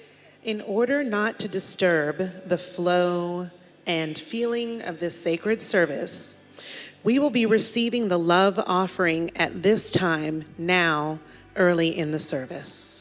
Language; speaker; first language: English; native; English